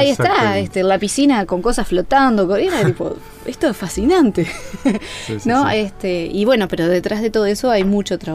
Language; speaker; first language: Spanish; native; Spanish